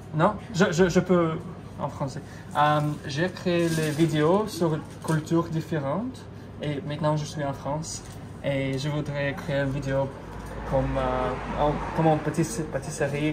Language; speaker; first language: French; non-native, learner; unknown